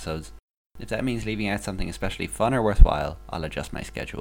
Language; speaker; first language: English; native; English